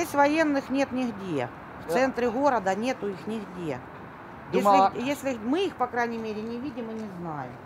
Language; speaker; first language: Russian; native; Russian